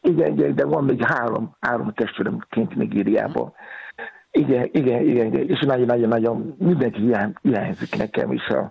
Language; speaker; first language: Hungarian; non-native, fluent; Yoruba